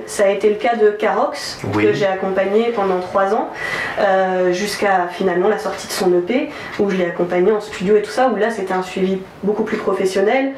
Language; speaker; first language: French; native; French